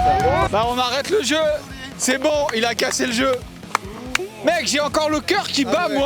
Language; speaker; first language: French; native; French